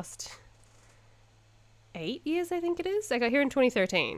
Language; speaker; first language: English; native; English